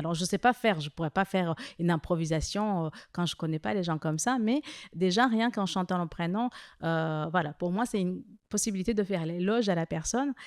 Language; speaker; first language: French; non-native, local second language; Kinyarwanda